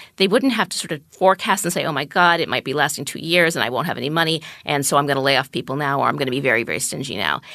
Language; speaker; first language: English; native; English